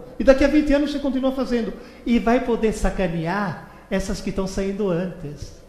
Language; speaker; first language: Portuguese; early bilingual, other home language; Italian